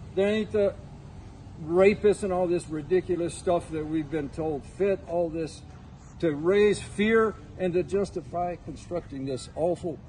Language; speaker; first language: English; native; English